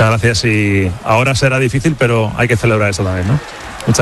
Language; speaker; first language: Spanish; native; Spanish